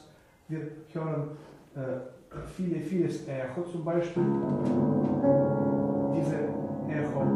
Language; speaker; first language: German; non-native, fluent; Russian